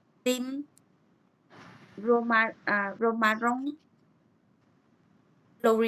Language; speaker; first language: French; non-native, learner; Vietnamese